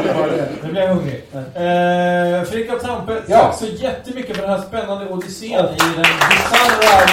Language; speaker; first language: Swedish; native; Swedish